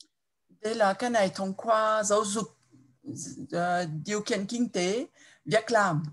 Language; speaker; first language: Vietnamese; non-native, fluent; French